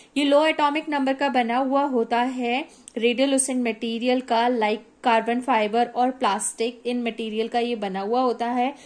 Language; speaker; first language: Hindi; native; Hindi